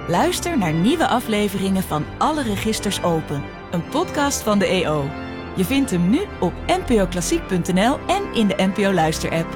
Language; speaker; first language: Dutch; native; Dutch